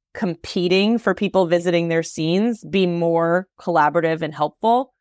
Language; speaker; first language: English; native; English